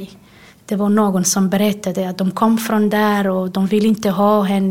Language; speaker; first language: Swedish; non-native, fluent; Somali